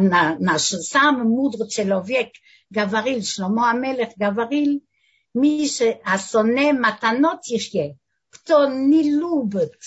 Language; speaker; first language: Russian; non-native, learner; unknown